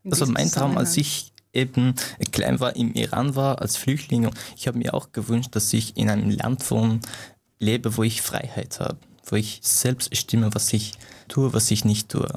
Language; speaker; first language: German; non-native, fluent; Persian